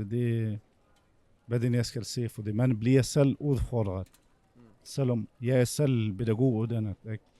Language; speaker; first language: Danish; non-native, fluent; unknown